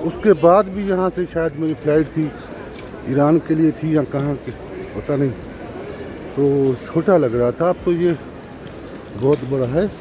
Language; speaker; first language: Urdu; non-native, local second language; Sindhi